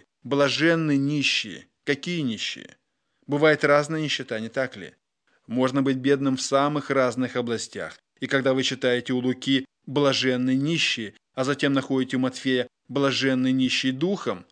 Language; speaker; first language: Russian; native; Russian